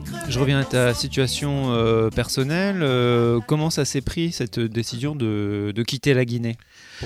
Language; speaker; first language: French; native; French